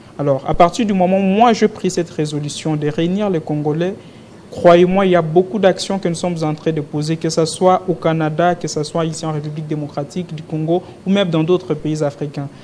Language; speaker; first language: French; non-native, local second language; Lingala